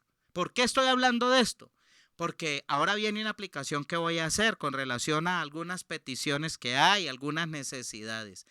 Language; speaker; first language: Spanish; native; Spanish